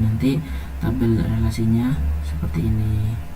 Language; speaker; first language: Indonesian; native; Indonesian